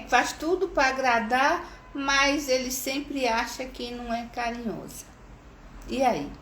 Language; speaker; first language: Portuguese; native; Portuguese